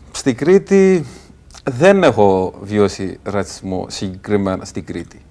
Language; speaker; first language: Greek; non-native, fluent; Arabic